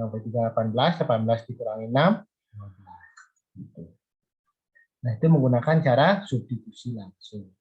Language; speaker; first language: Indonesian; native; Indonesian